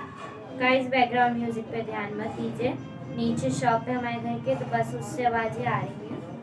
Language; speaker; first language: Hindi; native; Hindi